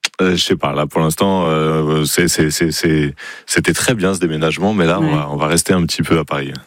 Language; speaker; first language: French; native; French